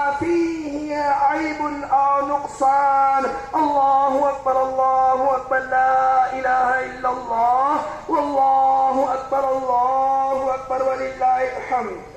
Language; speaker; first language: Arabic; non-native, fluent; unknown